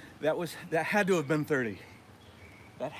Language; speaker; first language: English; native; English